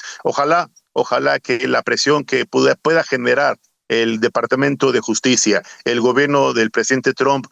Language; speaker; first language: Spanish; native; Spanish